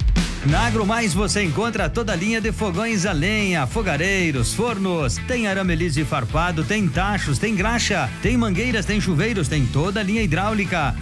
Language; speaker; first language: Portuguese; native; Portuguese